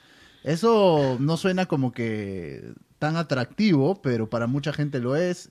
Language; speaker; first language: Spanish; non-native, fluent; Portuguese